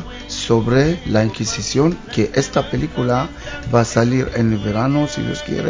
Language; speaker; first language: Spanish; non-native, learner; Hebrew